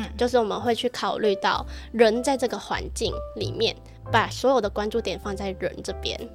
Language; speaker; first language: Chinese; early bilingual, other home language; Vietnamese